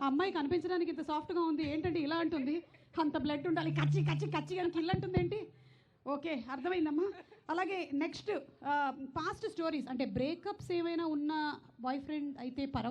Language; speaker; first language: Telugu; native; Telugu